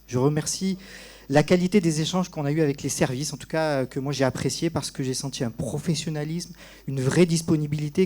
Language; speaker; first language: French; native; French